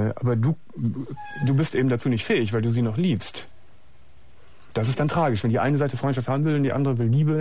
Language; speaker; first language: German; native; German